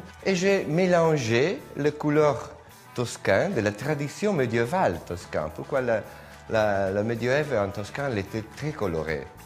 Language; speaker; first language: French; non-native, learner; Italian